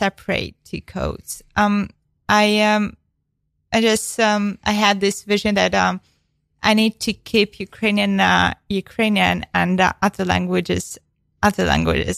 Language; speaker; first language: English; non-native, fluent; Ukrainian